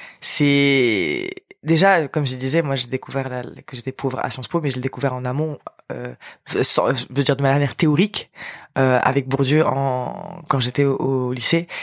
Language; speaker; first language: French; early bilingual, other home language; Arabic